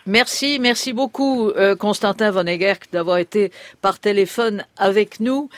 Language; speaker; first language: French; native; French